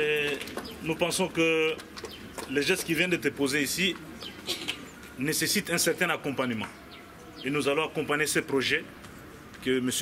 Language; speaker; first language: French; non-native, local second language; Kongo